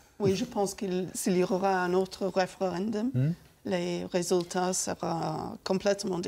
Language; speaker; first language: French; non-native, fluent; English